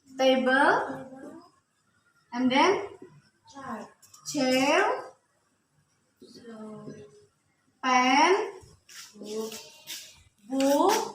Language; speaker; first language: English; non-native, learner; Indonesian